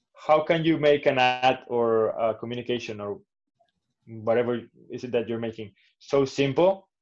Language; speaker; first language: English; non-native, fluent; Spanish